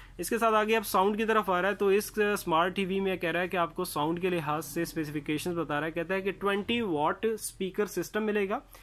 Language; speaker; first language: Hindi; native; Hindi